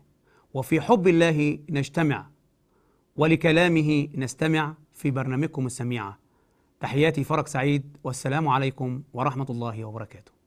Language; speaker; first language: Arabic; native; Arabic